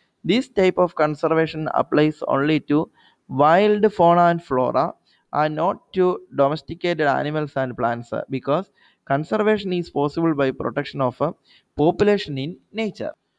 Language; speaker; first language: English; non-native, local second language; Malayalam